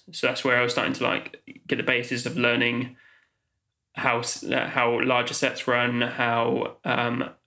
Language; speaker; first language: English; native; English